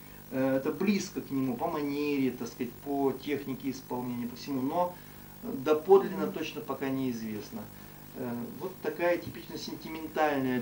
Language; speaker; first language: Russian; native; Russian